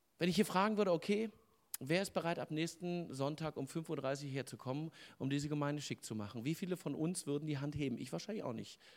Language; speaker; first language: German; native; German